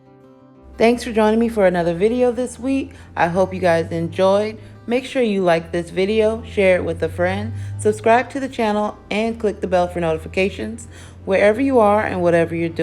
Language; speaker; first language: English; native; English